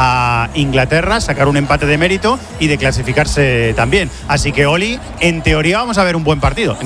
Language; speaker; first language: Spanish; native; Spanish